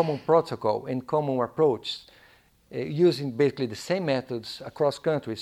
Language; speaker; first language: English; non-native, fluent; Portuguese